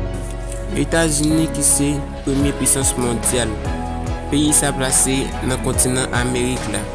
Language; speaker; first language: French; non-native, learner; Haitian Creole